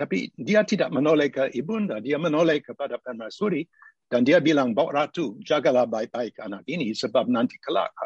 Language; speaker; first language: Indonesian; non-native, fluent; English